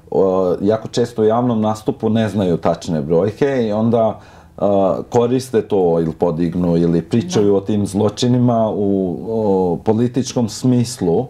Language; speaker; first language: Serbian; non-native, local second language; Albanian